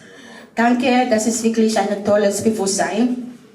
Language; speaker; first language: German; non-native, fluent; Arabic